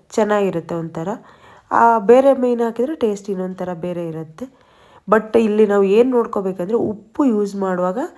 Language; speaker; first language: Kannada; non-native, local second language; Tulu